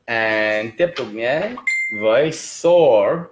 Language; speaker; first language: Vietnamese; non-native, fluent; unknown